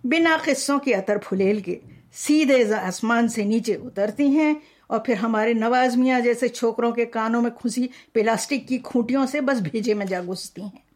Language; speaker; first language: Hindi; non-native, local second language; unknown